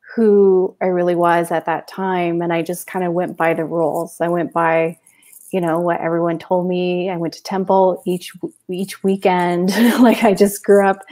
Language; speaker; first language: English; native; English